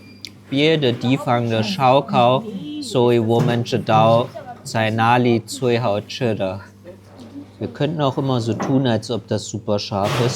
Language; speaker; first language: German; early bilingual, other home language; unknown